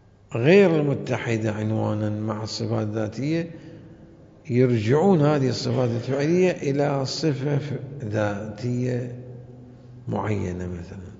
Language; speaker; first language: Arabic; native; Arabic